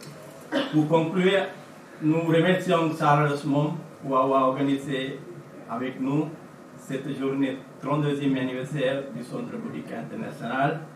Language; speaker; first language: French; non-native, fluent; Sinhala